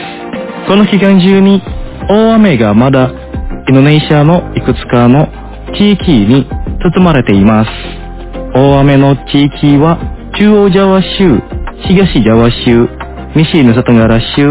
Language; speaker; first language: Japanese; non-native, fluent; Indonesian